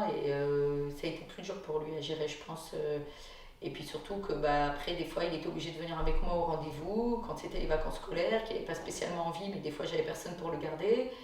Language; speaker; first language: French; native; French